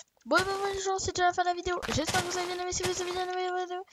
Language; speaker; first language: French; native; French